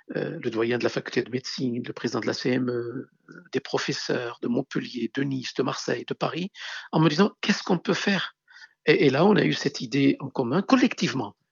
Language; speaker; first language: French; non-native, local second language; Arabic